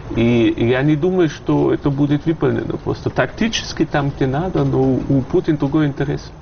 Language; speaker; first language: Russian; non-native, fluent; German